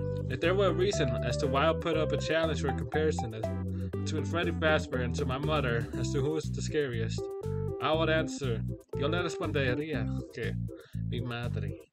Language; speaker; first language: English; early bilingual, other home language; Spanish